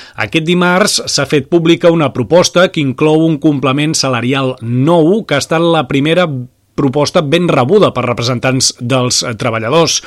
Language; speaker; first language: Catalan; native; Catalan